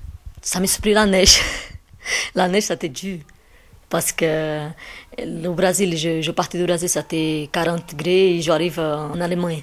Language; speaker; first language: French; non-native, learner; Portuguese